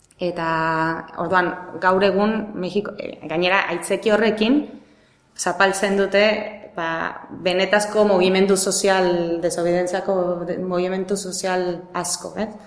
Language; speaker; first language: Basque; non-native, local second language; Spanish